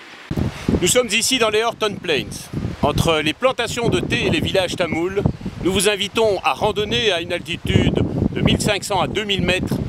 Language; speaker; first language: French; native; French